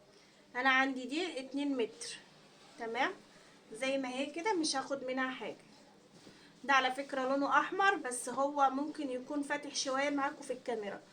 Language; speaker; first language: Arabic; native; Arabic